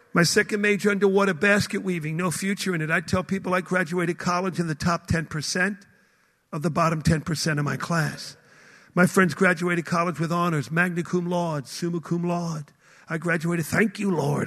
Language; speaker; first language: English; native; English